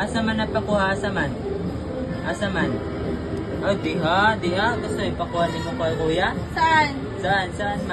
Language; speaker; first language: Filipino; non-native, local second language; Cebuano